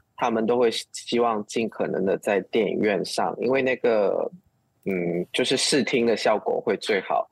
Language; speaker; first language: Chinese; native; Chinese